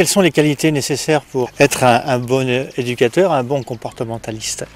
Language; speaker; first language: French; native; French